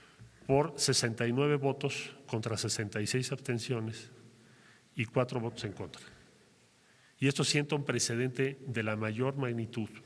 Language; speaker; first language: Spanish; native; Spanish